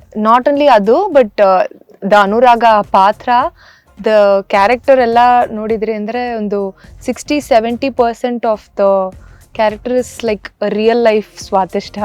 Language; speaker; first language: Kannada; early bilingual, heritage; Kannada